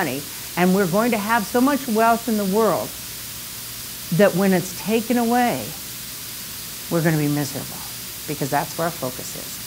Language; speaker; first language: English; native; English